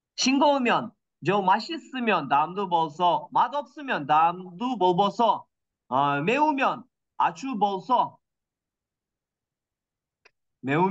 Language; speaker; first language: Korean; non-native, learner; Kyrgyz